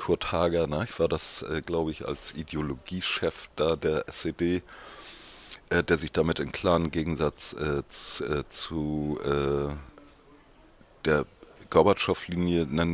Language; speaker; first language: German; native; German